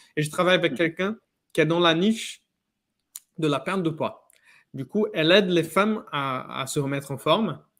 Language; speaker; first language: French; non-native, fluent; Portuguese